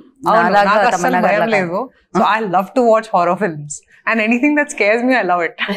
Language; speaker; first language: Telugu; non-native, fluent; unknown